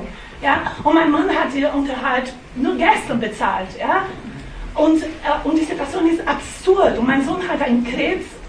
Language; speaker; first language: German; non-native, fluent; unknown